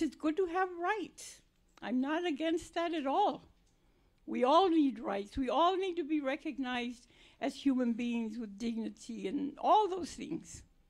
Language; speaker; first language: English; native; English